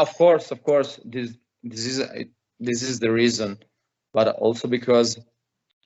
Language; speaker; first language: English; non-native, fluent; Italian